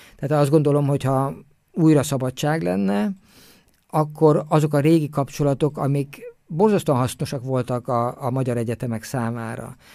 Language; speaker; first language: Hungarian; native; Hungarian